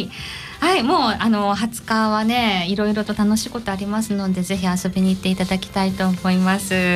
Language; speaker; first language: Japanese; native; Japanese